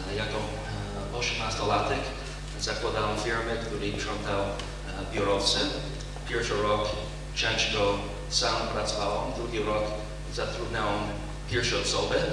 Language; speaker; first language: Polish; non-native, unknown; English